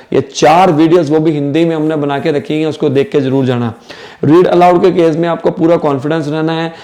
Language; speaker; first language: Hindi; non-native, local second language; Punjabi